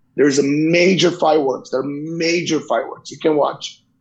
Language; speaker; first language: English; non-native, fluent; Portuguese